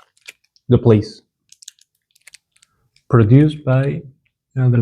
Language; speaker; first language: English; non-native, learner; Spanish